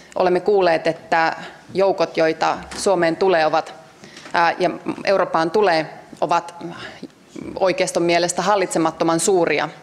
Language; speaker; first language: Finnish; native; Finnish